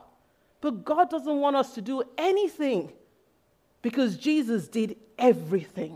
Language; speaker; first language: English; non-native, local second language; Yoruba